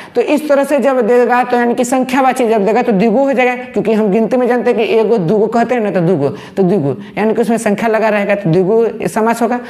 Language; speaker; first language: Hindi; native; Hindi